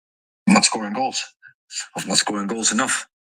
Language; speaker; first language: English; non-native, fluent; Dutch